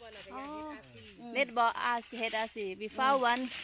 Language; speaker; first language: English; non-native, fluent; Thai